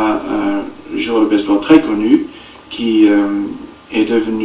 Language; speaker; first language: French; non-native, learner; English